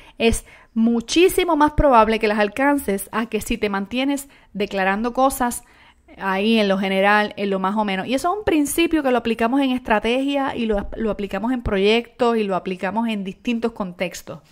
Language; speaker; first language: Spanish; native; Spanish